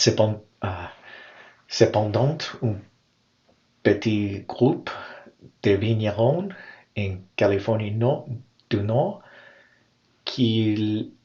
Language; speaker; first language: French; non-native, learner; English